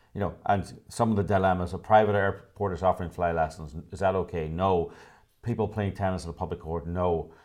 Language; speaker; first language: English; native; English